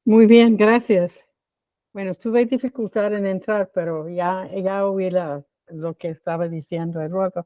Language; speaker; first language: Spanish; non-native, fluent; English